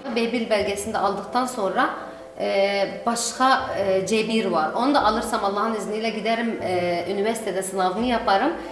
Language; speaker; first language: Turkish; non-native, learner; Arabic